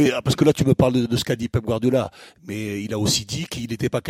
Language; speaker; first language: French; native; French